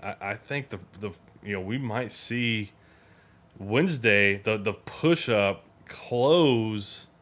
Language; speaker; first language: English; native; English